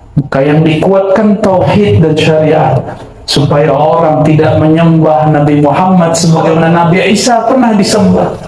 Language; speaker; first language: Malay; non-native, local second language; Minangkabau